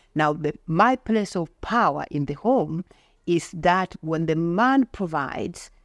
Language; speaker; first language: English; non-native, local second language; Luo (Kenya and Tanzania)